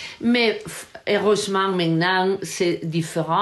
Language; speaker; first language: French; non-native, learner; Galician